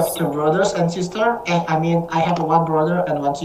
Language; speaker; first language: English; non-native, learner; Indonesian